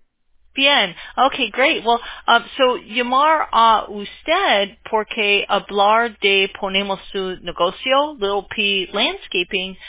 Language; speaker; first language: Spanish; non-native, learner; English